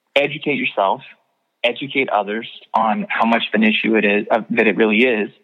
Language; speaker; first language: English; native; English